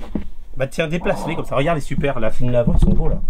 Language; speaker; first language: French; native; French